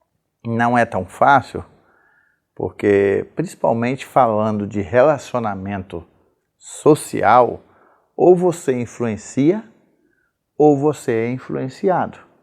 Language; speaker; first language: Portuguese; native; Portuguese